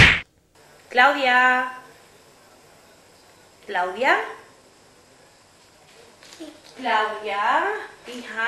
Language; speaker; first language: Spanish; native; Spanish